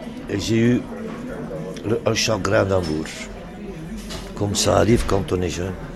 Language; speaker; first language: French; non-native, local second language; Dutch